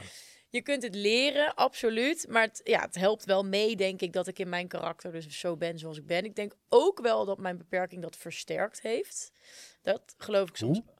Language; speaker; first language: Dutch; native; Dutch